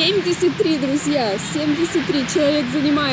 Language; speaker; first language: Russian; native; Russian